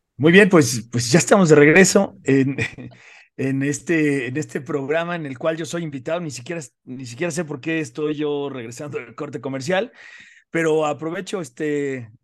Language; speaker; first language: Spanish; native; Spanish